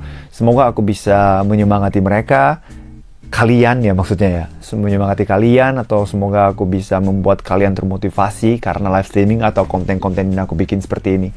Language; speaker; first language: Indonesian; non-native, fluent; Japanese